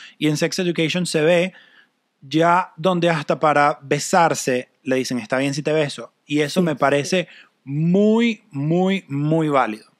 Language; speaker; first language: Spanish; native; Spanish